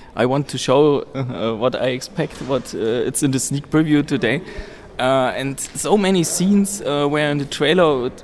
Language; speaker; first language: English; non-native, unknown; German